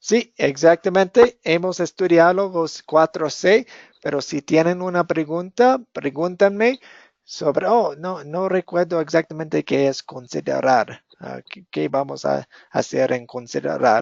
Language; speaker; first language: Spanish; non-native, fluent; English